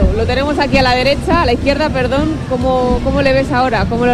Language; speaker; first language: Spanish; native; Spanish